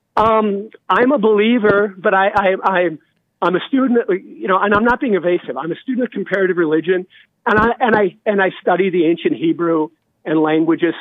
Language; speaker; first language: English; native; English